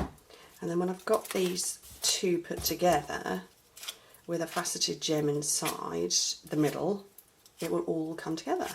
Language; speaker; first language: English; native; English